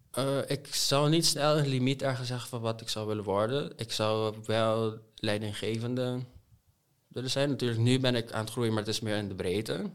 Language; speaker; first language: Dutch; non-native, local second language; Papiamento